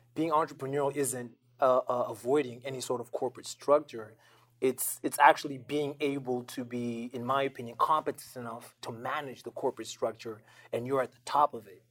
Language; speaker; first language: English; non-native, local second language; Shona